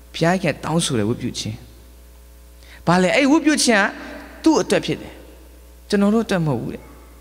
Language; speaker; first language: Burmese; non-native, local second language; Kachin